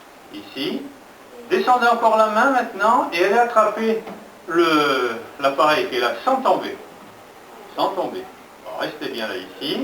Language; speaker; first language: French; native; French